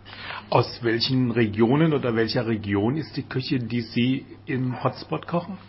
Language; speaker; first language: German; native; German